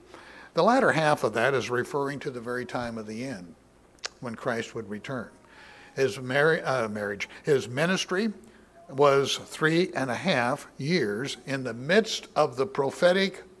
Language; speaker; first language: English; native; English